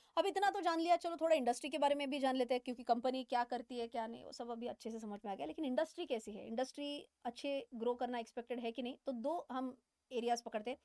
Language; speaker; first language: Hindi; non-native, local second language; Marathi